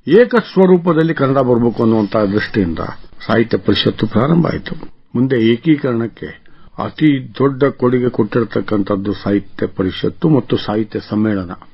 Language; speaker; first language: Kannada; native; Kannada